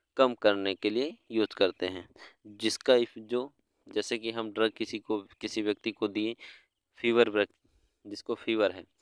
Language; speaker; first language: Hindi; native; Hindi